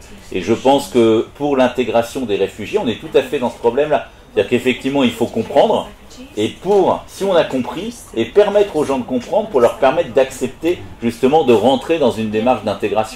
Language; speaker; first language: French; native; French